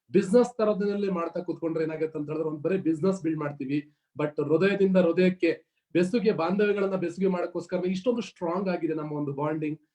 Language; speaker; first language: Kannada; native; Kannada